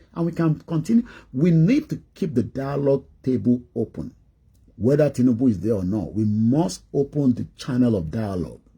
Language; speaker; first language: English; non-native, local second language; Yoruba